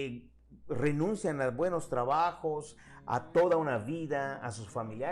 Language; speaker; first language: Spanish; native; Spanish